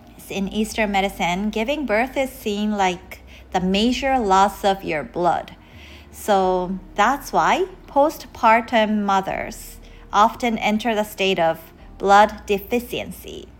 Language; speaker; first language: English; non-native, fluent; Japanese